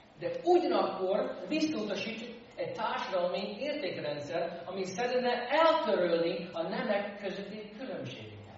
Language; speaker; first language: Hungarian; non-native, fluent; English